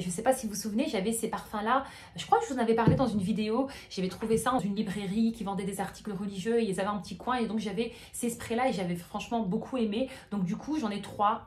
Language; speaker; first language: French; native; French